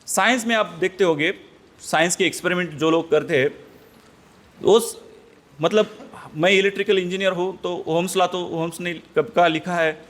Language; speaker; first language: Hindi; non-native, local second language; Marathi